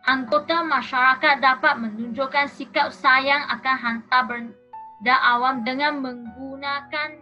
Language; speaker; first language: Malay; non-native, local second language; Chinese